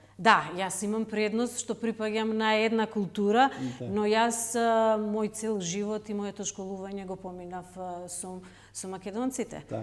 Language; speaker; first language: Macedonian; non-native, local second language; Bosnian